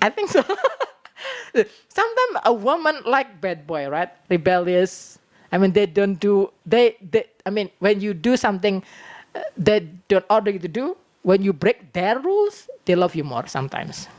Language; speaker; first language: English; non-native, learner; Indonesian